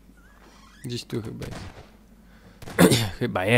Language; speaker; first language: Polish; native; Polish